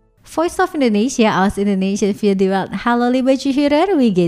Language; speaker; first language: German; non-native, fluent; Indonesian